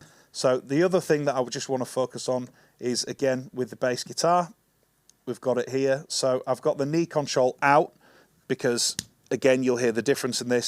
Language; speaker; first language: English; native; English